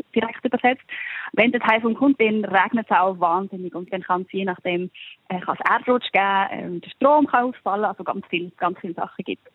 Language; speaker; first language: German; native; German